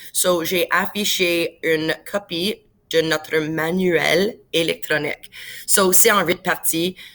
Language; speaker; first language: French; non-native, local second language; English